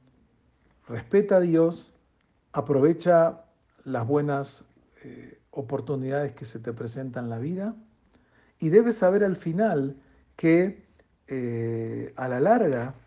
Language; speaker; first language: Spanish; native; Spanish